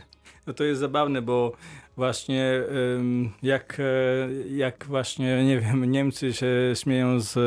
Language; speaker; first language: Polish; non-native, fluent; Italian